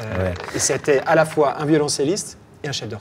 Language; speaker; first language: French; native; French